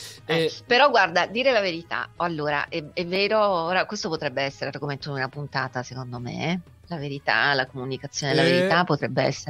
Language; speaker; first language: Italian; native; Italian